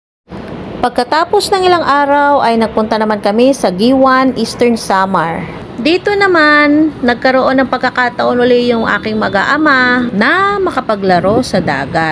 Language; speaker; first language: Filipino; non-native, local second language; Waray